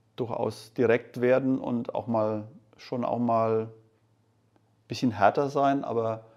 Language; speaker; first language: German; native; German